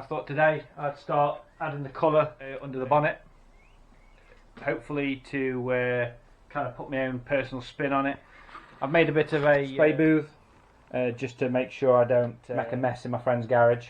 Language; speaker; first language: English; native; English